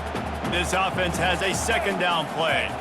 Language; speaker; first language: English; native; English